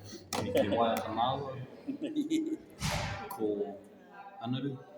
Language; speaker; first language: Māori; non-native, local second language; English